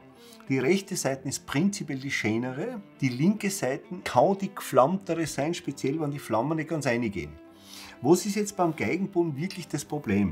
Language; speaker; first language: German; native; German